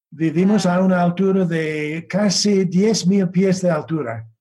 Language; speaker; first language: Spanish; non-native, fluent; English